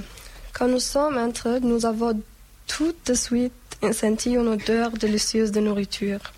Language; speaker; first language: French; non-native, learner; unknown